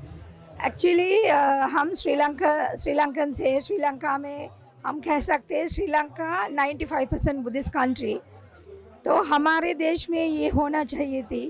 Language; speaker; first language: Hindi; non-native, fluent; Sinhala